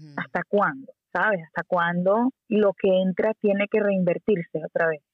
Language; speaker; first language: Spanish; native; Spanish